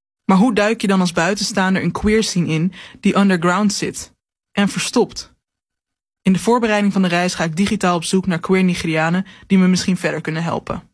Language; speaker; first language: Dutch; native; Dutch